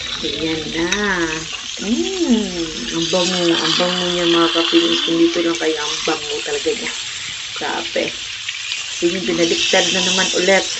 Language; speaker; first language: Filipino; non-native, local second language; Cebuano